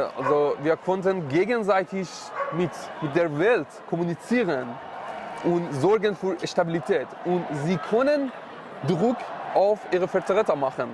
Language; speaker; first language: German; non-native, learner; Persian